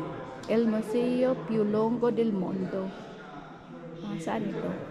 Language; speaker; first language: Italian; non-native, learner; Filipino